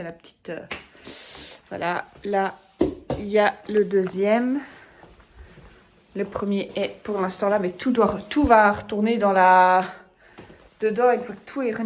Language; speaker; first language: French; native; French